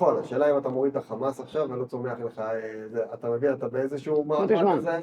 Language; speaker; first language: Hebrew; native; Hebrew